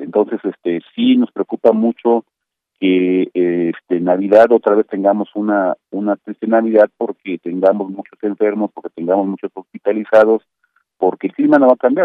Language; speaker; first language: Spanish; native; Spanish